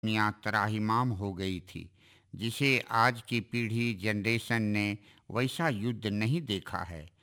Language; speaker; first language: Hindi; native; Hindi